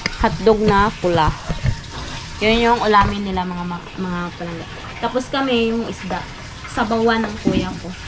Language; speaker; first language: Filipino; non-native, local second language; Hiligaynon